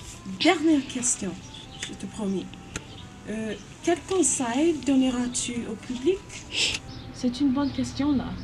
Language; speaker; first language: French; non-native, learner; English